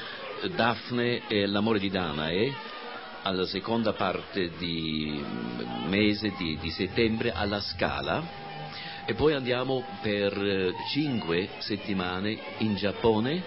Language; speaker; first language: Italian; non-native, fluent; German